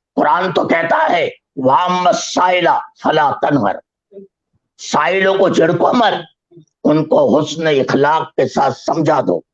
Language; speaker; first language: Urdu; native; Urdu